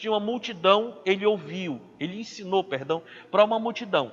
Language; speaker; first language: Portuguese; native; Portuguese